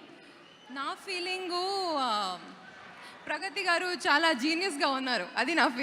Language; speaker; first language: Telugu; non-native, learner; Kannada